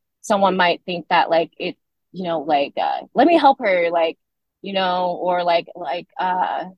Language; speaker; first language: English; native; English